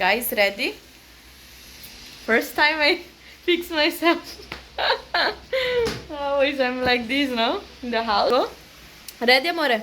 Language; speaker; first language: English; non-native, learner; Portuguese